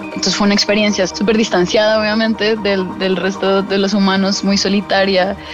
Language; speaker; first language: Spanish; native; Spanish